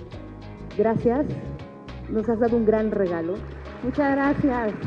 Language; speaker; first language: Spanish; native; Spanish